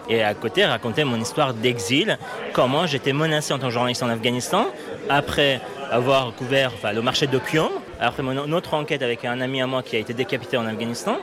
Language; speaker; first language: French; non-native, fluent; Persian